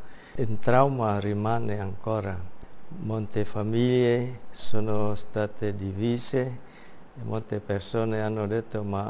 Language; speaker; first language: Italian; non-native, fluent; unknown